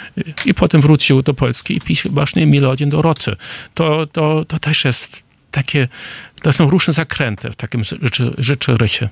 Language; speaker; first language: Polish; non-native, fluent; German